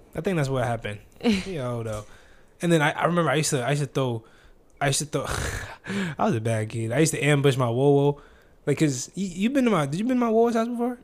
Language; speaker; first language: English; early bilingual, other home language; Filipino